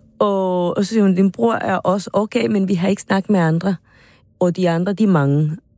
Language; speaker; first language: Danish; non-native, fluent; Spanish